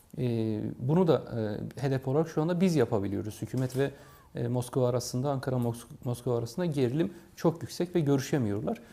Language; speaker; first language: Turkish; non-native, local second language; Kurdish